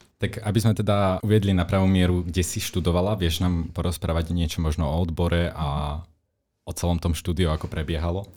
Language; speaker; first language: Slovak; native; Slovak